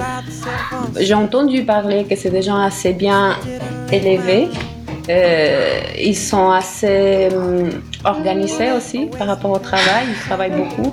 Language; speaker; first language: French; non-native, fluent; Spanish